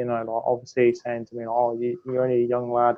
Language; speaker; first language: English; native; English